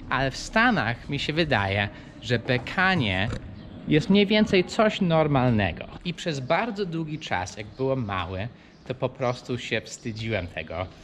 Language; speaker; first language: Polish; early bilingual, heritage; English